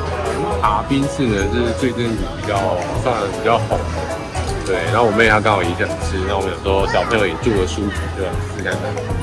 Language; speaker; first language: Chinese; native; Chinese